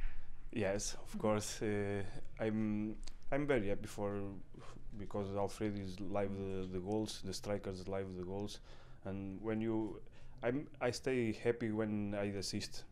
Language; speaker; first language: English; non-native, learner; Portuguese